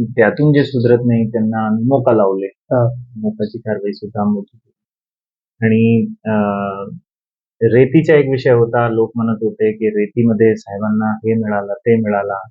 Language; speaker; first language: Marathi; non-native, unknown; Urdu